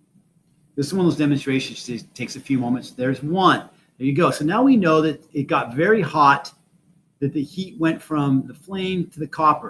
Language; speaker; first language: English; native; English